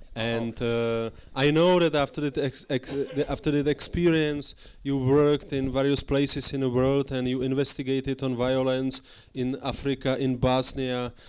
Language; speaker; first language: English; non-native, fluent; Czech